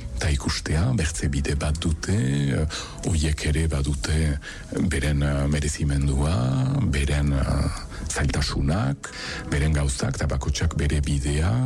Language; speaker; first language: Basque; native; Basque